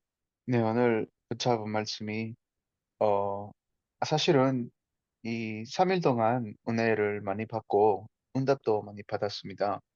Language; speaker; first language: Korean; non-native, fluent; Spanish